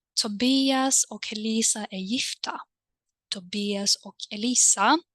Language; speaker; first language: Swedish; non-native, fluent; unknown